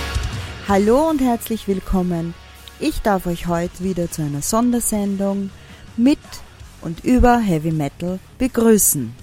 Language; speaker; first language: German; native; German